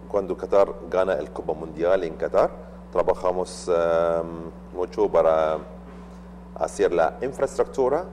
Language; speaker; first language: Spanish; non-native, learner; Arabic